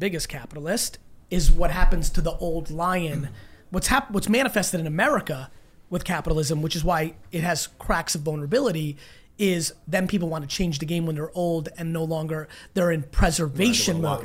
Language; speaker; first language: English; native; English